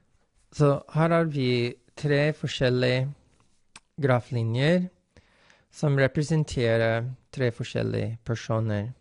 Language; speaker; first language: Norwegian; non-native, fluent; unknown